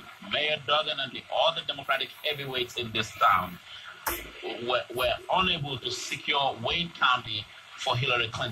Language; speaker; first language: English; native; English